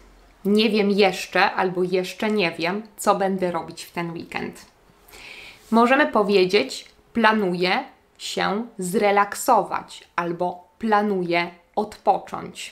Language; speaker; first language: Polish; native; Polish